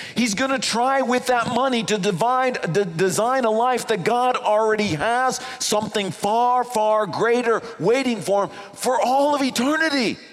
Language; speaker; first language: English; native; English